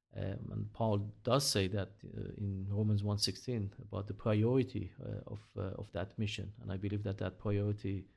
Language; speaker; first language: English; non-native, fluent; Hebrew